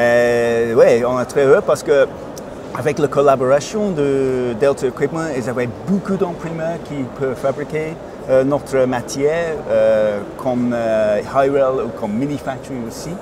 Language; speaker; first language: French; non-native, fluent; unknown